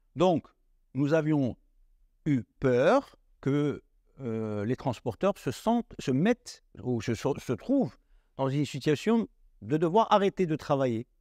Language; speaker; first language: French; non-native, local second language; Arabic